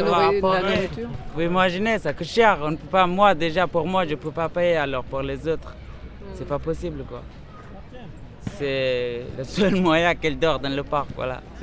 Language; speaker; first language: French; non-native, fluent; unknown